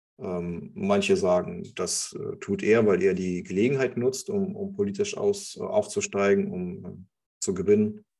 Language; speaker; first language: German; non-native, fluent; Russian